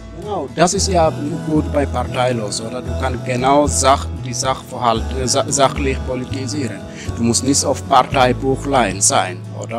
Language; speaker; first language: German; non-native, learner; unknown